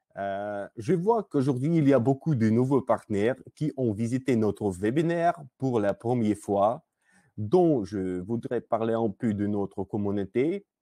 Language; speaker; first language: French; non-native, learner; Russian